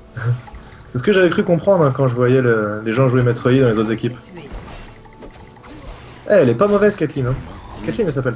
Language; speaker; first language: French; native; French